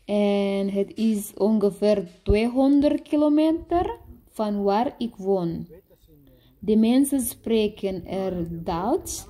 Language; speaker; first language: Dutch; non-native, learner; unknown